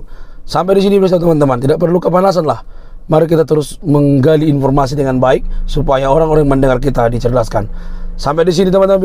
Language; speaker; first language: Indonesian; native; Indonesian